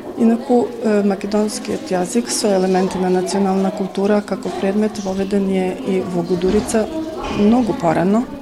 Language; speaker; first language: Macedonian; early bilingual, heritage; Macedonian